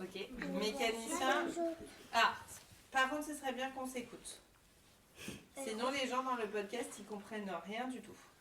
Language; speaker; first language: French; native; French